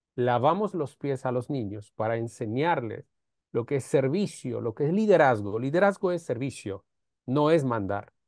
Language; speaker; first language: Spanish; non-native, fluent; Romanian